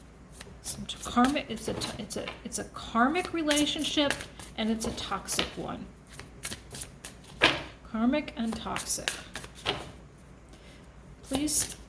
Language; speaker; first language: English; native; English